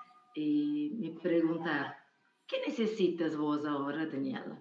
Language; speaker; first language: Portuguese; non-native, fluent; Spanish